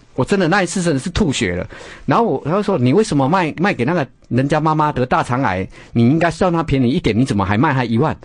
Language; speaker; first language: Chinese; native; Chinese